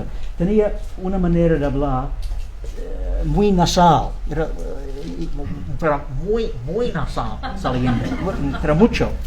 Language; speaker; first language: Spanish; non-native, learner; English